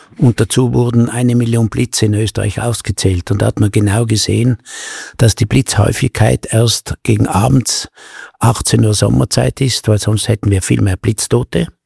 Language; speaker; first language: German; native; German